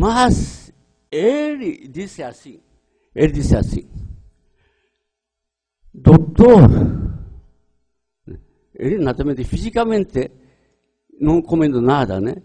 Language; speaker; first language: Portuguese; non-native, learner; Japanese